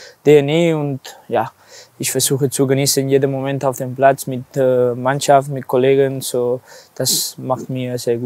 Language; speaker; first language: German; non-native, learner; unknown